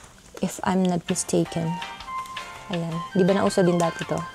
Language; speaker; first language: Filipino; native; Filipino